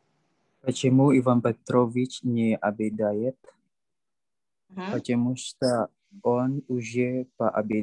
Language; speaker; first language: Russian; non-native, learner; Indonesian